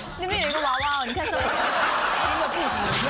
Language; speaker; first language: Chinese; native; Chinese